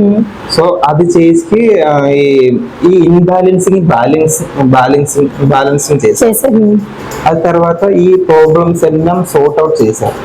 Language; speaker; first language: Telugu; non-native, learner; Malayalam